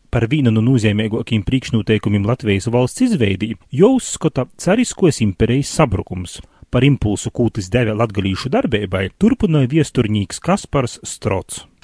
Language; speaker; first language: Latvian; native; Latvian